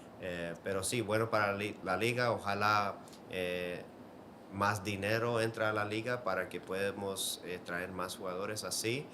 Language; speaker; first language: Spanish; early bilingual, heritage; English